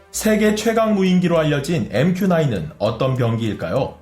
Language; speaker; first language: Korean; native; Korean